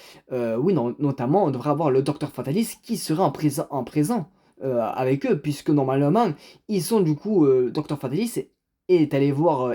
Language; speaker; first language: French; native; French